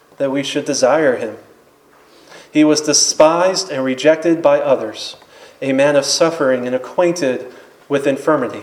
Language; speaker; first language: English; native; English